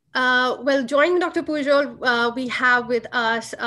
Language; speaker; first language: English; non-native, local second language; Hindi